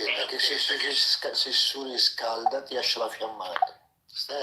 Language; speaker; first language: Italian; native; Italian